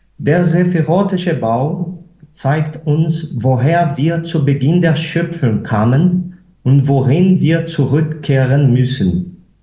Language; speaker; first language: German; non-native, fluent; Portuguese